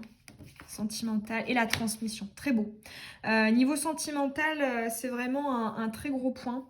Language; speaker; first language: French; native; French